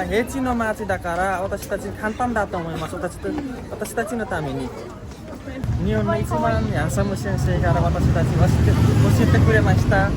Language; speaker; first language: Japanese; non-native, learner; Nepali